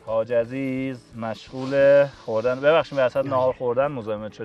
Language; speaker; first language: Persian; native; Persian